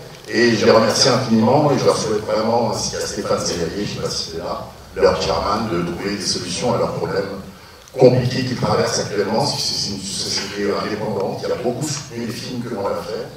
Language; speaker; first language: French; native; French